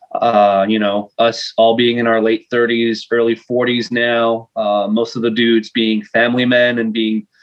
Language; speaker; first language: English; non-native, fluent; French